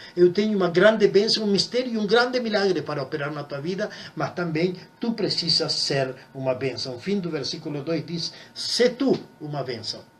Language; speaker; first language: Portuguese; non-native, fluent; Spanish